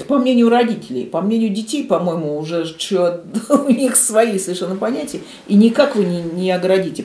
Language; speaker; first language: Russian; native; Russian